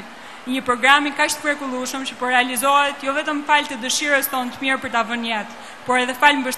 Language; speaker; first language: Albanian; native; Albanian